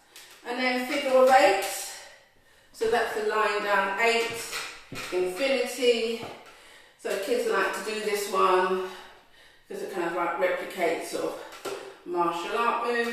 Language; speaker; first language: English; native; English